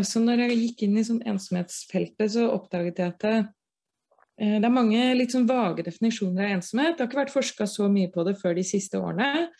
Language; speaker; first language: Norwegian; native; Norwegian